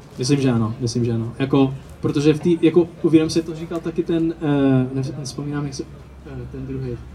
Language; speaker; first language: Czech; early bilingual, heritage; Czech